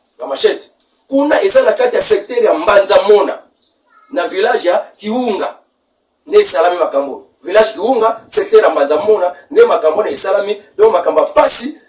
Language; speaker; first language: Lingala; non-native, local second language; Kongo